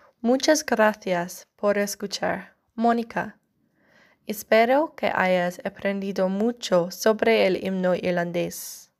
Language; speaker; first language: Spanish; non-native, learner; English